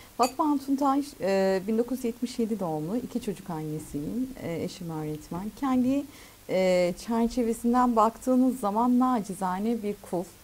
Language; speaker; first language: Turkish; native; Turkish